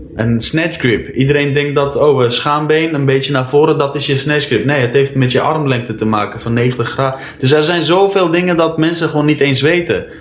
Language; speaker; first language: Dutch; early bilingual, heritage; Dutch